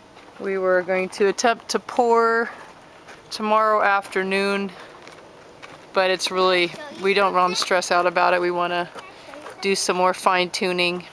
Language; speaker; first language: English; native; English